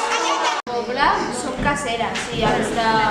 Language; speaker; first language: Catalan; non-native, local second language; Spanish